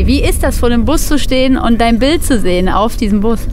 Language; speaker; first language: German; native; German